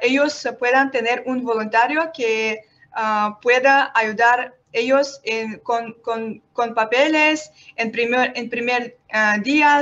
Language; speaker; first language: Spanish; non-native, learner; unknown